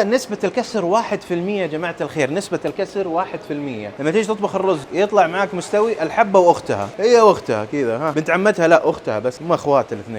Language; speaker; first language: Arabic; native; Arabic